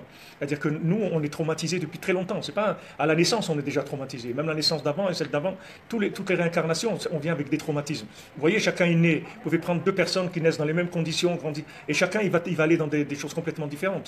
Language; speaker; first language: French; native; French